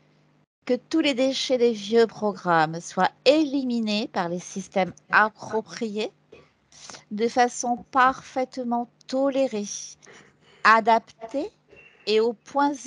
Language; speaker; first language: French; native; French